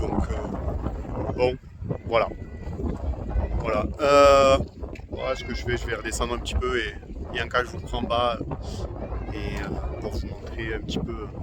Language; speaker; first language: French; native; French